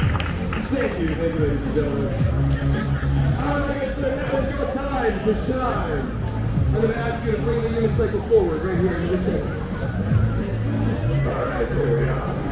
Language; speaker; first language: English; native; English